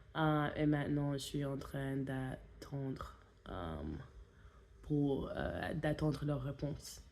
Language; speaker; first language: French; non-native, fluent; English